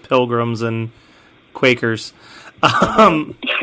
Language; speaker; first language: English; native; English